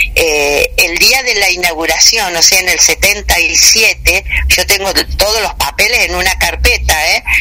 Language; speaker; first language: Spanish; native; Spanish